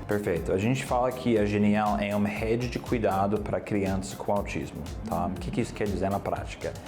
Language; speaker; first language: Portuguese; non-native, fluent; English